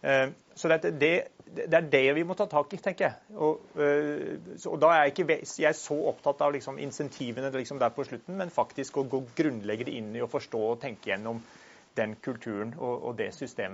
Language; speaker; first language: Norwegian; native; Norwegian